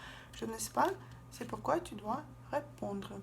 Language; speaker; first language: French; non-native, fluent; Russian